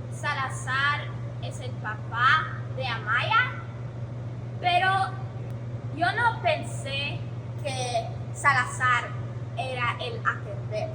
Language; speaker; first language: Spanish; non-native, learner; English